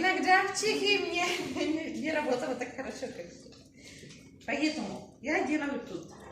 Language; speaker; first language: Russian; non-native, learner; Czech